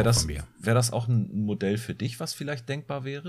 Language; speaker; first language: German; native; German